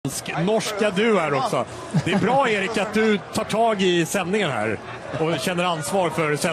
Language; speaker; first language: Swedish; native; Swedish